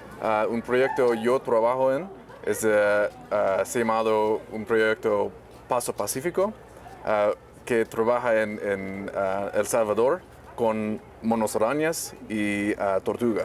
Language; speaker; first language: Spanish; non-native, learner; English